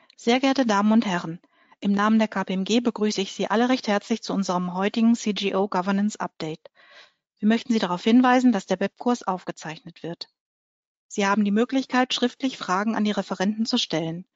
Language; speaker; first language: German; native; German